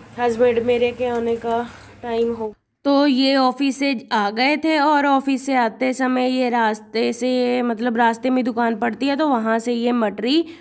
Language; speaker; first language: Hindi; native; Hindi